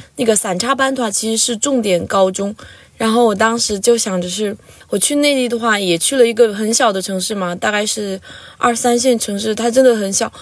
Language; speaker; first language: Chinese; non-native, local second language; Tibetan